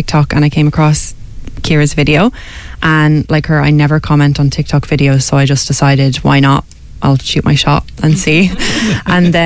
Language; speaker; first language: English; native; English